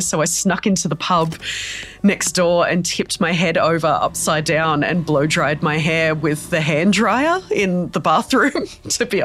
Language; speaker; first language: English; native; English